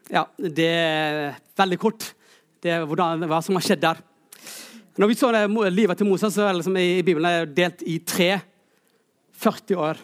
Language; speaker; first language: Norwegian; non-native, fluent; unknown